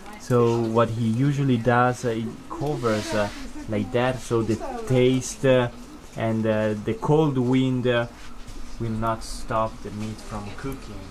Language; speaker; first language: English; non-native, learner; Italian